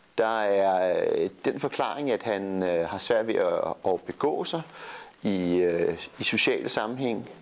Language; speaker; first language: Danish; native; Danish